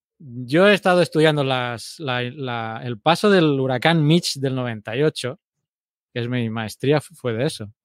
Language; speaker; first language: Spanish; native; Spanish